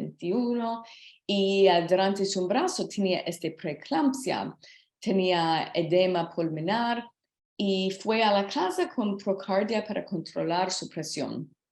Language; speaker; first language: Spanish; non-native, learner; English